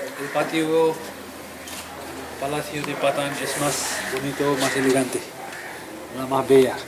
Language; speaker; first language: Spanish; non-native, fluent; Nepali